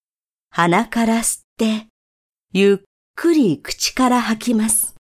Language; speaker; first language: Japanese; native; Japanese